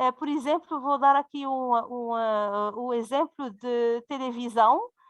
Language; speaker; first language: Portuguese; non-native, fluent; Berber languages